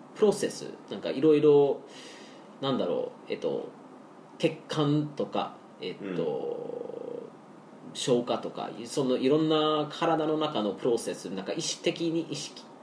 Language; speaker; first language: Japanese; non-native, fluent; English